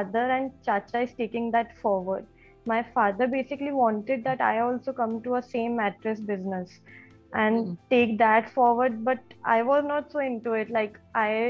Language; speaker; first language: English; non-native, local second language; Hindi